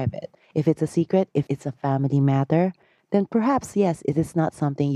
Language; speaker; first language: English; non-native, local second language; Filipino